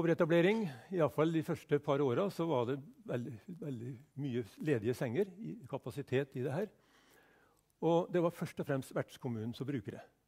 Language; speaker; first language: Norwegian; native; Norwegian